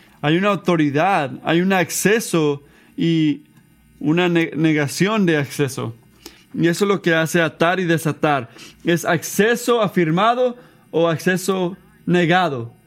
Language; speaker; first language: Spanish; non-native, fluent; English